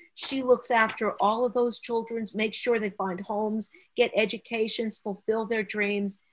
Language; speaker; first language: English; native; English